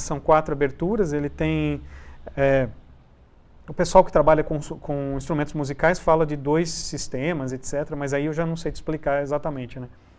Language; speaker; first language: Portuguese; native; Portuguese